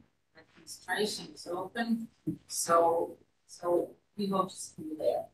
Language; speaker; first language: English; non-native, fluent; Finnish